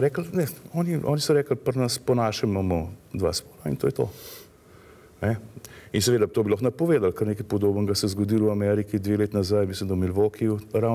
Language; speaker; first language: Slovenian; native; Slovenian